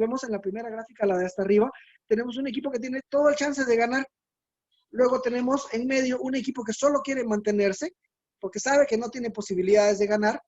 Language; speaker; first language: Spanish; native; Spanish